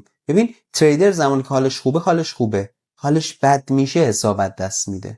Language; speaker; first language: Persian; native; Persian